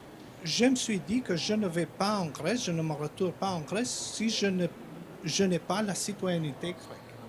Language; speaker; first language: French; non-native, fluent; Albanian